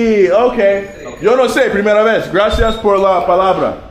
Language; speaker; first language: Spanish; non-native, learner; English